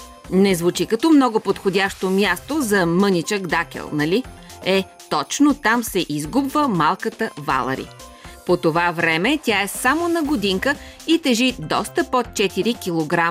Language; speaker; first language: Bulgarian; native; Bulgarian